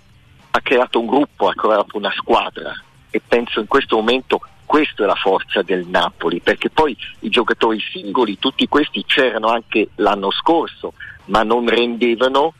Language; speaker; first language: Italian; early bilingual, heritage; Italian